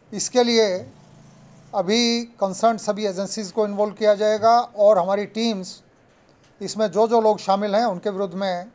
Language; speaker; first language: Hindi; non-native, local second language; Gujarati